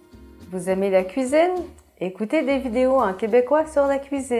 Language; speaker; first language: French; native; French